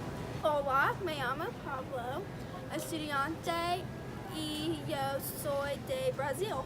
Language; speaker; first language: Spanish; non-native, learner; English